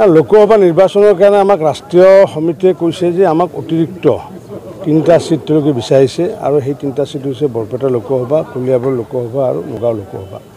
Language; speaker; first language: Assamese; native; Assamese